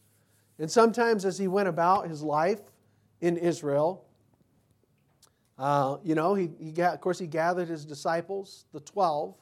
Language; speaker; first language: English; native; English